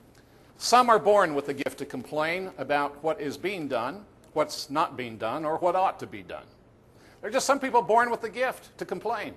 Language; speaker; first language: English; native; English